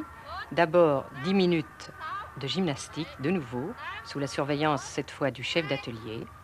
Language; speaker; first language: French; native; French